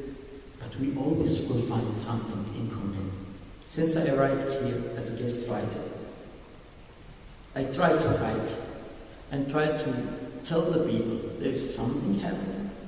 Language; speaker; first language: English; non-native, learner; Arabic